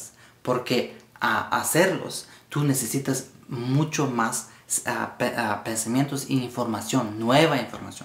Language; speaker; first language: Spanish; non-native, learner; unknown